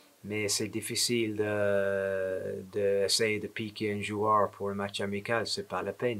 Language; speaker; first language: French; non-native, fluent; English